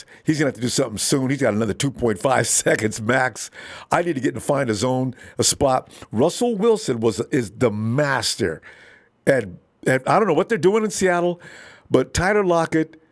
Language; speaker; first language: English; native; English